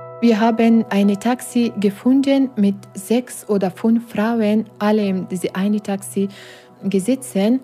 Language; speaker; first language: German; non-native, learner; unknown